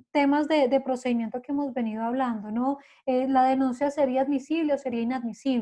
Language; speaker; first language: Spanish; native; Spanish